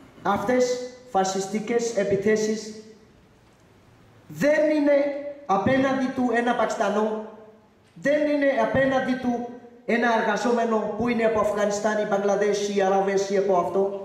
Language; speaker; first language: Greek; non-native, learner; Urdu